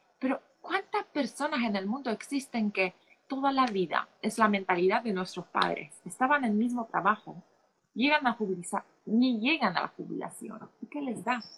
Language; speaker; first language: Spanish; non-native, fluent; Polish